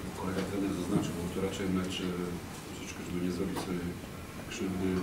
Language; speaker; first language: Polish; native; Polish